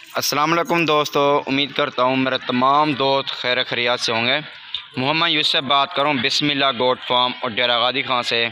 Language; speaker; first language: Urdu; non-native, local second language; Saraiki